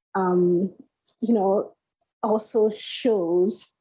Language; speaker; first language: English; non-native, local second language; Igbo